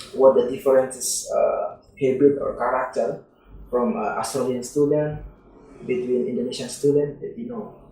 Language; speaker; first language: English; non-native, learner; Indonesian